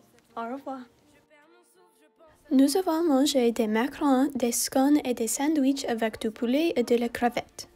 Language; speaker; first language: French; non-native, learner; English